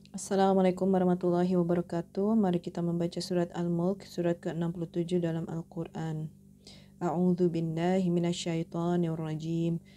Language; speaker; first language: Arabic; non-native, learner; Indonesian